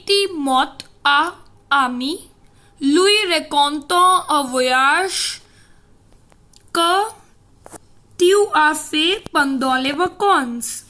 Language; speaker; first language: French; non-native, learner; Hindi